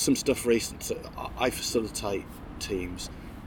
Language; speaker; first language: English; native; English